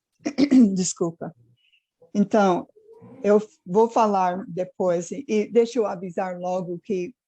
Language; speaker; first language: Portuguese; non-native, fluent; English